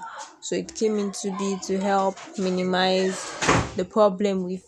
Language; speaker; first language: English; non-native, local second language; Yoruba